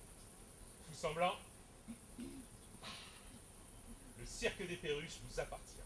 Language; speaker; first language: French; native; French